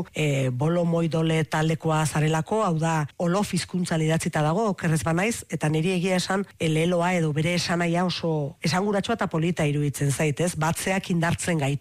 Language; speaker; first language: Basque; native; Basque